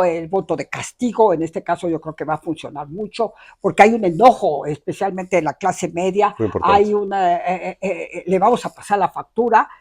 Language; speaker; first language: Spanish; native; Spanish